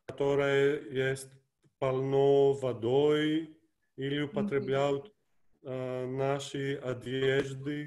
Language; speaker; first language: Russian; non-native, fluent; Greek